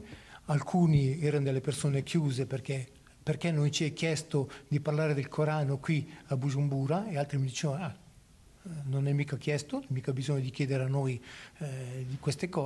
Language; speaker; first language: Italian; native; Italian